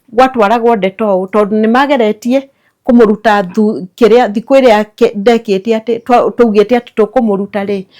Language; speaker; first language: Kikuyu; native; Kikuyu